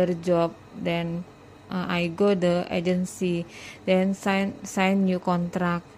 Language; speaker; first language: English; non-native, learner; Indonesian